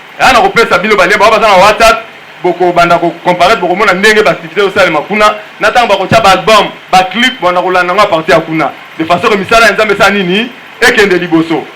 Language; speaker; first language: Lingala; native; Lingala